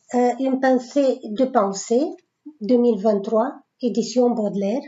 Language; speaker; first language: French; non-native, fluent; Romanian